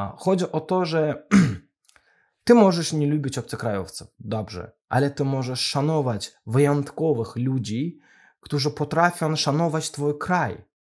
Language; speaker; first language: Polish; non-native, fluent; Azerbaijani